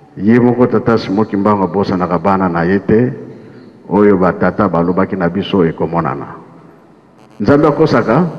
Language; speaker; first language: Lingala; non-native, local second language; Kongo